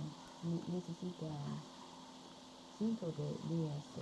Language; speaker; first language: Spanish; non-native, learner; English